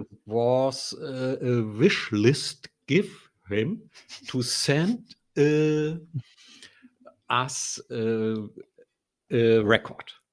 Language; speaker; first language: English; non-native, learner; German